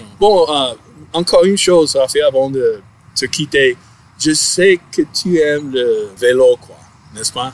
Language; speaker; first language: French; non-native, fluent; English